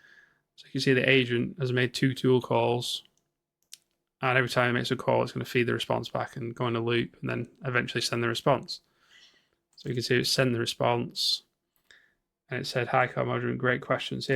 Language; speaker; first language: English; native; English